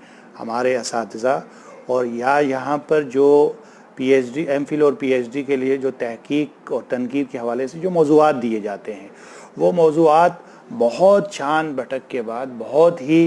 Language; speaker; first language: Urdu; native; Urdu